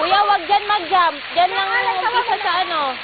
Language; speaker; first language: Filipino; native; Filipino